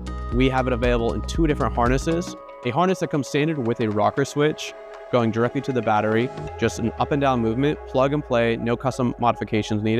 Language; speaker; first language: English; native; English